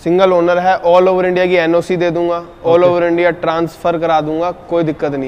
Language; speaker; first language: Hindi; native; Hindi